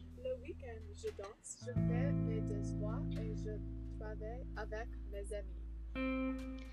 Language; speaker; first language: French; non-native, learner; English